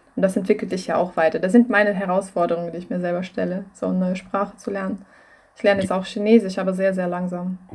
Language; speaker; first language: German; non-native, fluent; Russian